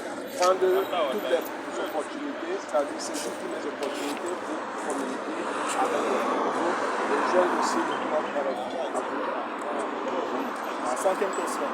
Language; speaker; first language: French; non-native, learner; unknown